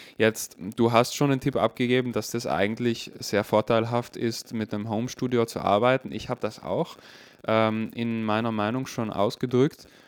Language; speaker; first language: German; native; German